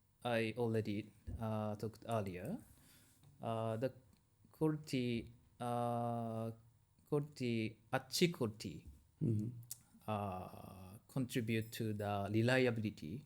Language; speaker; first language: English; non-native, learner; Japanese